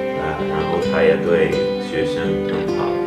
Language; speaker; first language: Chinese; non-native, fluent; Czech